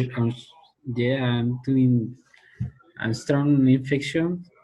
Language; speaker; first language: English; non-native, learner; Spanish